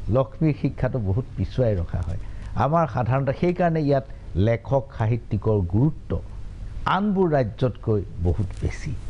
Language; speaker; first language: Assamese; native; Assamese